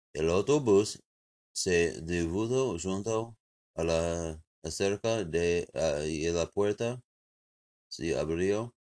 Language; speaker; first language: Spanish; non-native, learner; English